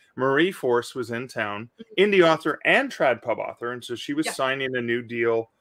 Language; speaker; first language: English; native; English